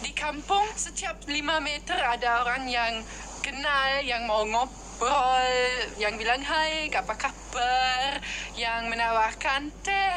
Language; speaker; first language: Indonesian; non-native, fluent; German